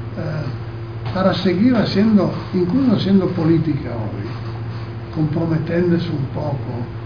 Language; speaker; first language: Spanish; non-native, fluent; Italian